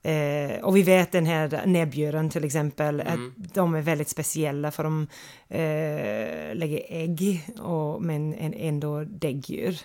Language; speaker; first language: Swedish; non-native, fluent; English